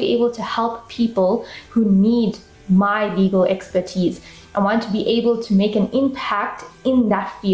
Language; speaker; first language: English; native; English